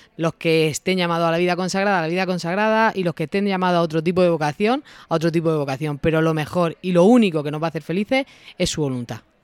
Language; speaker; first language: Spanish; native; Spanish